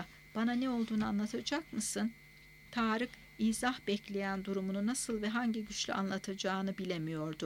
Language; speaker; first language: Turkish; native; Turkish